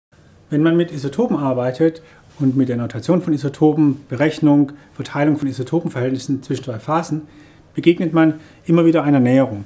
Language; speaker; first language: German; native; German